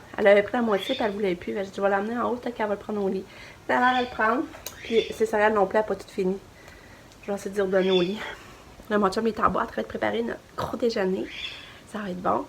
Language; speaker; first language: French; native; French